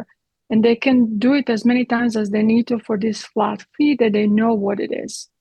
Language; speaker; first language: English; non-native, fluent; Croatian